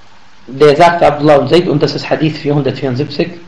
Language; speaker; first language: German; non-native, learner; Arabic